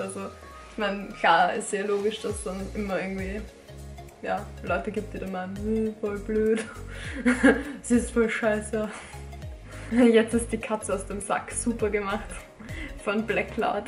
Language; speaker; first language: German; native; German